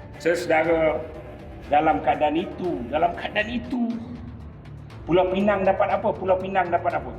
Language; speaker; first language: Malay; native; Malay